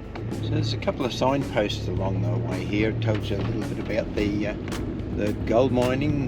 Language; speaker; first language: English; native; English